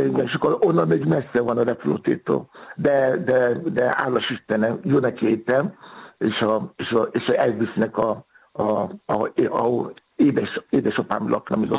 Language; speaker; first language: Hungarian; non-native, fluent; Yoruba